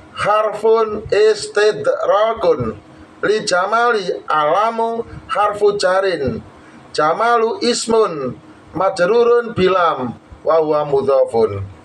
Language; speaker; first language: Arabic; non-native, fluent; Javanese